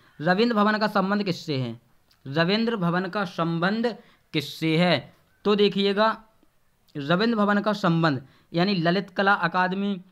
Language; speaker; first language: Hindi; native; Hindi